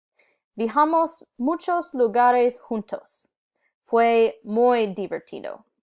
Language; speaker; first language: Spanish; non-native, learner; English